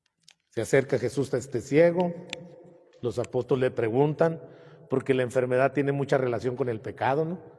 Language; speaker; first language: Spanish; native; Spanish